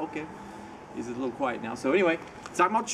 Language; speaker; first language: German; non-native, learner; English